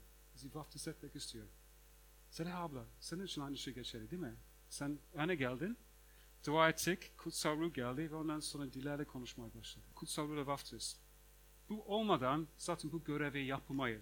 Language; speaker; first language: Turkish; non-native, fluent; English